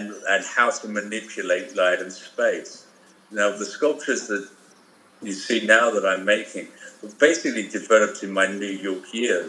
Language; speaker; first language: English; native; English